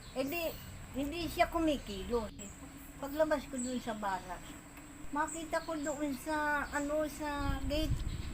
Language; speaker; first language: Filipino; native; Filipino